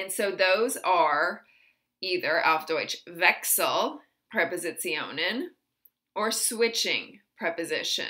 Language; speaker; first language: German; non-native, fluent; English